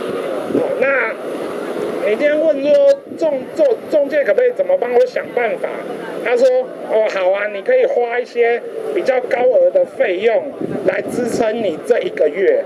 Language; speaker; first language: Chinese; native; Chinese